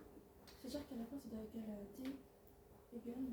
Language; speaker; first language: French; native; French